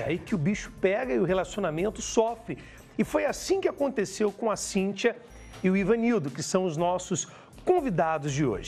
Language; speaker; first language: Portuguese; native; Portuguese